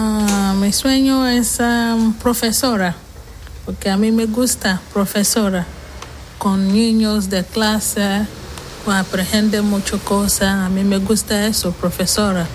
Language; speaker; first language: Spanish; non-native, learner; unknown